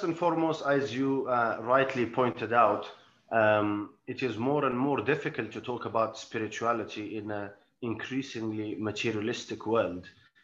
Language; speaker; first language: English; non-native, fluent; Arabic